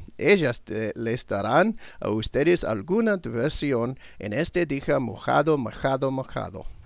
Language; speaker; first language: Spanish; non-native, learner; English